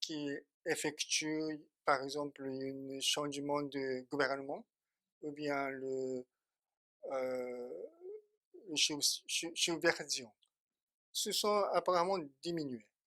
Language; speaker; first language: French; non-native, fluent; Japanese